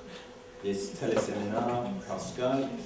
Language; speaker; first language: French; non-native, learner; English